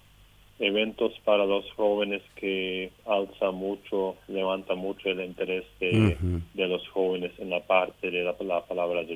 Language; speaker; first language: Spanish; non-native, local second language; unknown